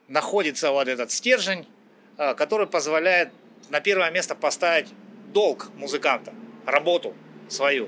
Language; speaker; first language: Russian; native; Russian